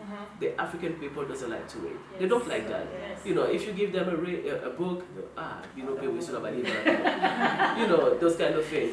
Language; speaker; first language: English; non-native, learner; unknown